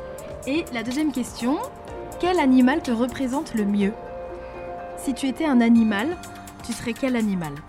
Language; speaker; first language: French; native; French